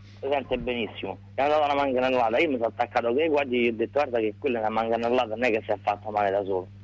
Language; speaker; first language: Italian; non-native, fluent; Greek